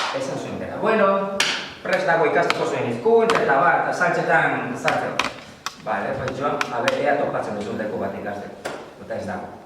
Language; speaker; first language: Basque; non-native, fluent; Spanish